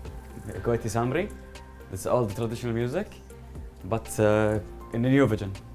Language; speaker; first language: English; non-native, learner; Arabic